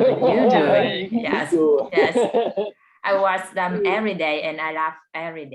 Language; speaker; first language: English; non-native, learner; Vietnamese